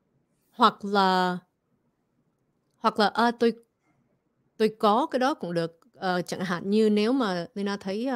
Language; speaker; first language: Vietnamese; early bilingual, other home language; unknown